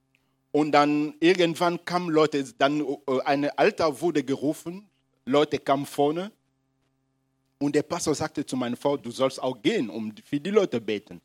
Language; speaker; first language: German; non-native, fluent; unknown